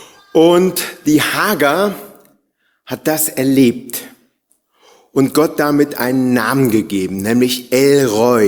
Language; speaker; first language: German; native; German